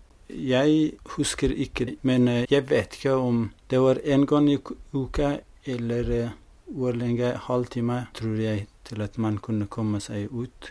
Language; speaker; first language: Norwegian; non-native, fluent; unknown